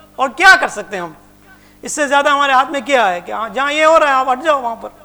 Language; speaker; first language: Urdu; non-native, local second language; Punjabi